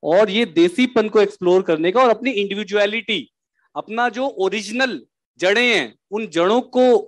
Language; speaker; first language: Hindi; native; Hindi